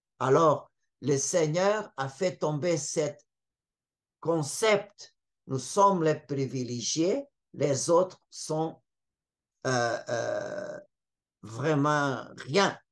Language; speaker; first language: French; non-native, fluent; Portuguese